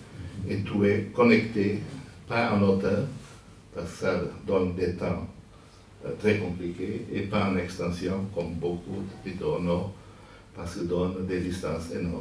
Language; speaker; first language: French; non-native, fluent; Portuguese